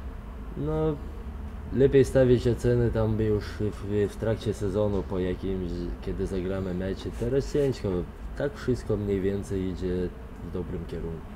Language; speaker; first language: Polish; non-native, fluent; Lithuanian